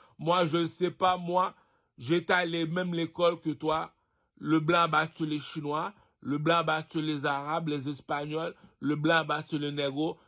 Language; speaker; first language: French; non-native, local second language; Haitian Creole